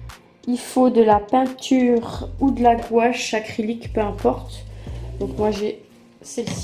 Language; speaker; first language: French; native; French